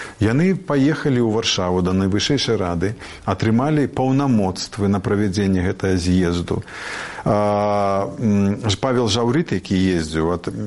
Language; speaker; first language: Belarusian; native; Belarusian